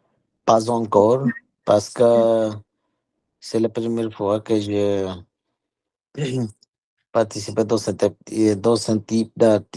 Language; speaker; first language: French; non-native, learner; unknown